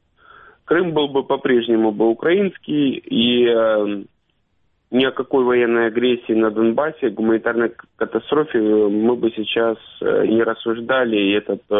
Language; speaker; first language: Russian; native; Russian